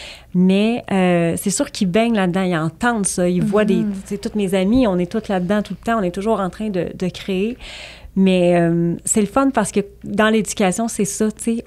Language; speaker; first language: French; native; French